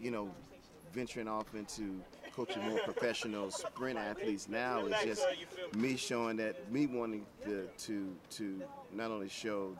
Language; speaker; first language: English; native; English